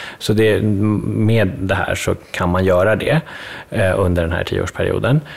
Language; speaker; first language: Swedish; early bilingual, other home language; Persian